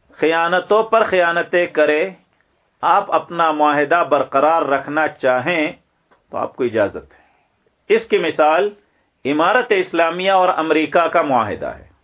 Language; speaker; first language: Urdu; non-native, local second language; Pashto